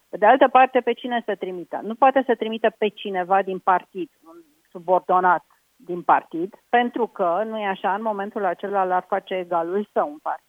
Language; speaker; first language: Romanian; native; Romanian